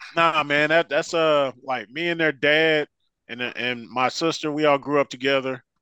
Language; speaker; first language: English; native; English